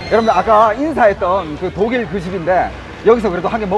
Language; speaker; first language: Korean; native; Korean